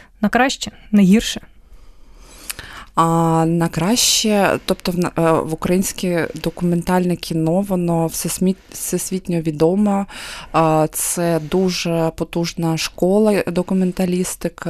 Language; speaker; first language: Ukrainian; non-native, local second language; Russian